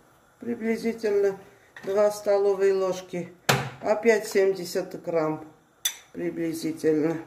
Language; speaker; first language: Russian; non-native, fluent; Armenian